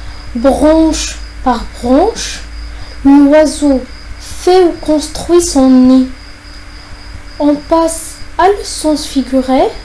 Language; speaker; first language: French; non-native, fluent; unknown